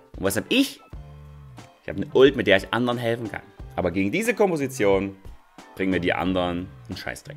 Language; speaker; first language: German; native; German